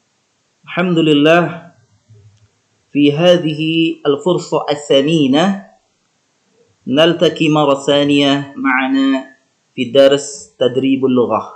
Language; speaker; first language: Arabic; non-native, fluent; Indonesian